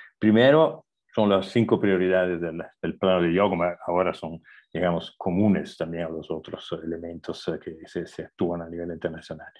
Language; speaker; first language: Spanish; non-native, fluent; Italian